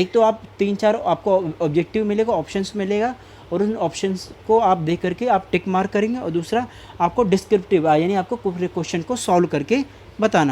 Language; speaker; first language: Hindi; native; Hindi